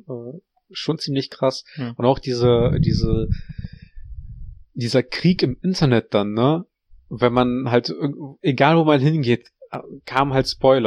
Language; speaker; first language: German; native; German